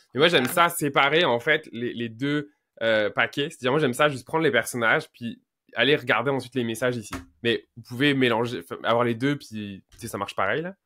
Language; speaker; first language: French; native; French